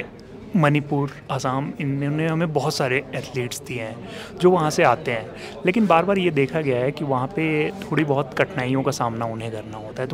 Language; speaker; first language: Hindi; native; Hindi